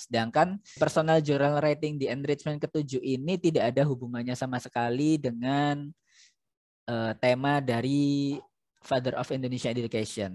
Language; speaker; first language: Indonesian; native; Indonesian